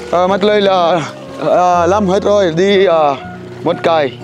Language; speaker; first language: Vietnamese; non-native, learner; Portuguese